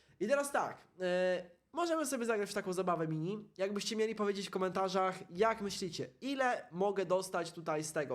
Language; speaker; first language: Polish; native; Polish